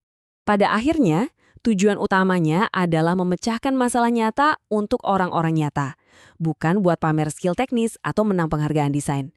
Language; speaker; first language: Indonesian; native; Indonesian